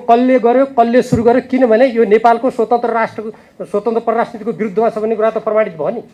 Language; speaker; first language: Nepali; native; Nepali